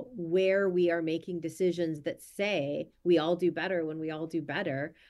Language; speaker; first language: English; native; English